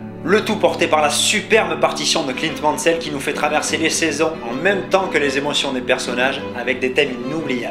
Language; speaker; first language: French; native; French